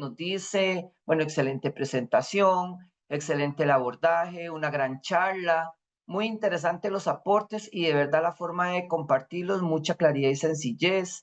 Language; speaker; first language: Spanish; native; Spanish